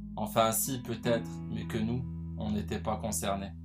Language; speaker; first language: French; non-native, local second language; Arabic